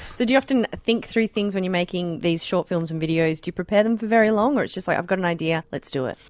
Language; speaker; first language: English; native; English